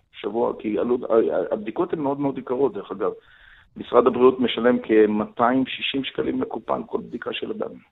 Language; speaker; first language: Hebrew; non-native, fluent; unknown